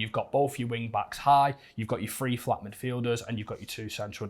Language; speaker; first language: English; native; English